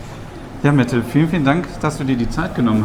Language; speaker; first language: German; native; German